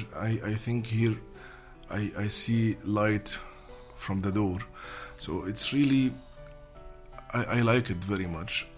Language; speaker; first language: English; non-native, learner; Arabic